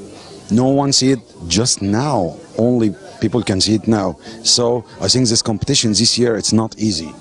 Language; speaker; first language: English; non-native, learner; Arabic